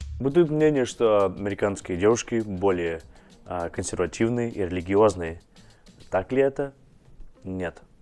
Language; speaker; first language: Russian; non-native, fluent; English